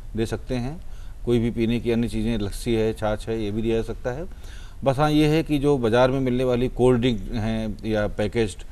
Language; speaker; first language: Hindi; native; Hindi